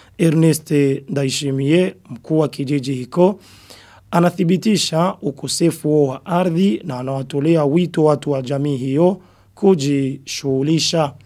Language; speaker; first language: Swahili; non-native, local second language; Rundi